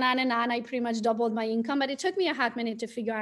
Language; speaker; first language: English; non-native, fluent; Romanian